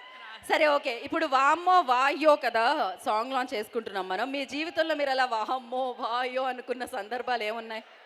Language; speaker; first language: Telugu; native; Telugu